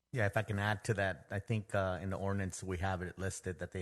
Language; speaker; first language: English; native; English